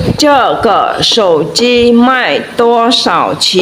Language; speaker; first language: Chinese; non-native, fluent; Khmer